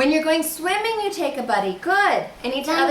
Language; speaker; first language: English; native; English